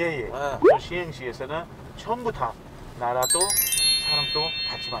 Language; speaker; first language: Korean; non-native, fluent; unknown